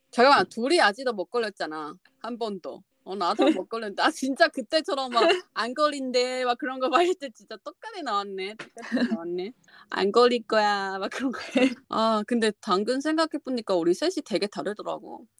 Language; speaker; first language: Korean; non-native, learner; Chinese